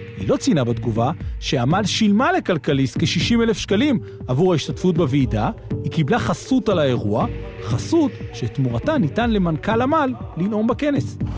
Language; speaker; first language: Hebrew; native; Hebrew